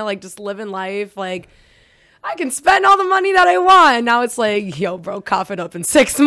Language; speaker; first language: English; early bilingual, other home language; Russian